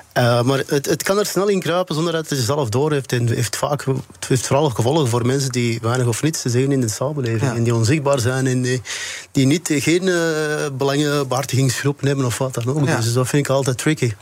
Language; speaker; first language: Dutch; native; Dutch